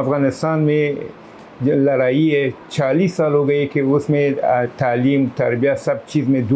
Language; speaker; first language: Hindi; non-native, learner; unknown